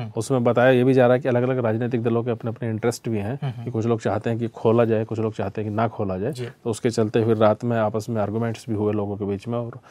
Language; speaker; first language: Hindi; native; Hindi